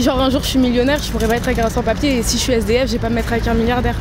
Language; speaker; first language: French; native; French